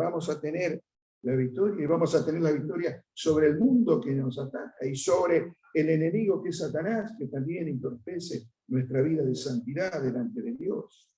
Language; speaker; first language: Spanish; native; Spanish